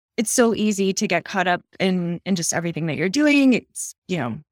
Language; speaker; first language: English; native; English